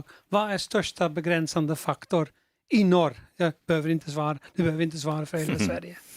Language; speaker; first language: Swedish; non-native, fluent; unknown